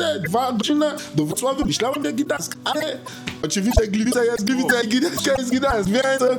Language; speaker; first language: Polish; non-native, learner; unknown